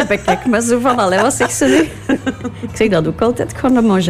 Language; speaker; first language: Dutch; native; Dutch